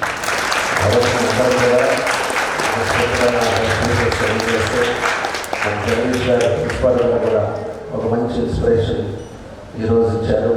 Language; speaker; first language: Telugu; native; Telugu